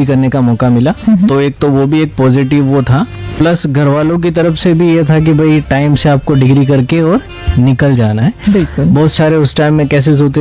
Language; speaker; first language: Hindi; native; Hindi